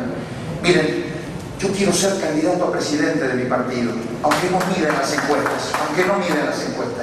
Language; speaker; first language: Spanish; native; Spanish